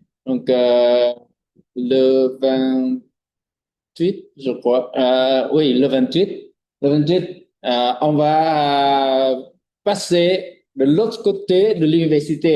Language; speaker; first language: French; non-native, fluent; Vietnamese